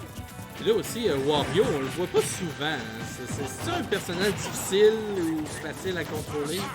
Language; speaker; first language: French; native; French